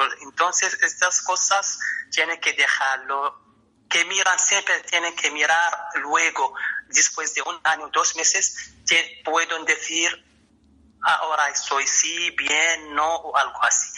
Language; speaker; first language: Spanish; non-native, learner; Arabic